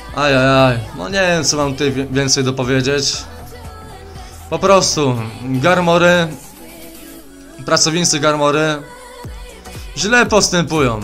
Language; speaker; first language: Polish; native; Polish